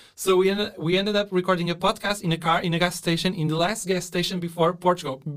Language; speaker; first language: English; non-native, fluent; Portuguese